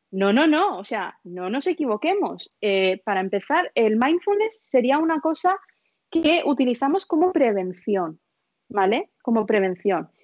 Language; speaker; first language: Spanish; early bilingual, other home language; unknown